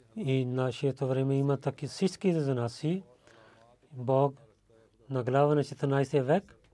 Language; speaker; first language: Bulgarian; non-native, learner; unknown